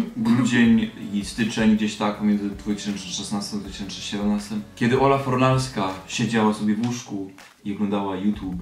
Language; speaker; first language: Polish; early bilingual, heritage; Polish